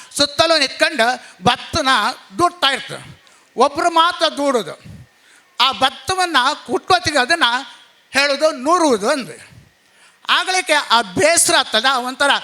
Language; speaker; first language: Kannada; native; Kannada